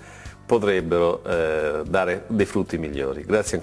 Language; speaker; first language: Italian; native; Italian